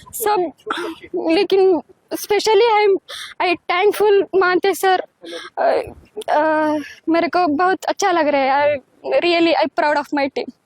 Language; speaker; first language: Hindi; non-native, local second language; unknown